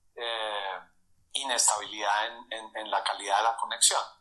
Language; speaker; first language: Spanish; native; Spanish